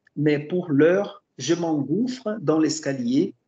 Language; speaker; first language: French; non-native, fluent; Portuguese